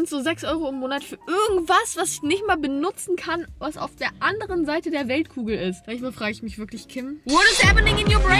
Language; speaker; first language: German; native; German